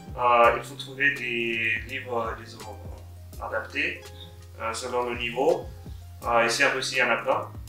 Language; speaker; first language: French; non-native, fluent; Russian